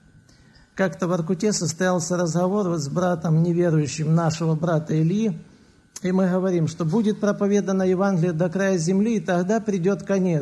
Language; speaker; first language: Russian; native; Russian